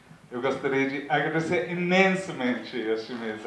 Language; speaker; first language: Portuguese; non-native, fluent; English